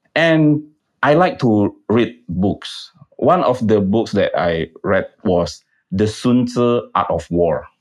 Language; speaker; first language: English; non-native, fluent; Indonesian